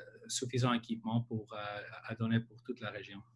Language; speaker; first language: French; non-native, local second language; English